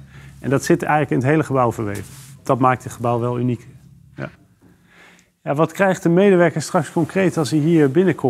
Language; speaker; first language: Dutch; native; Dutch